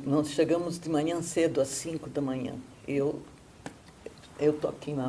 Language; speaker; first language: Portuguese; non-native, fluent; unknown